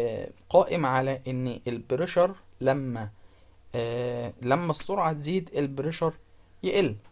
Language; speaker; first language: Arabic; native; Arabic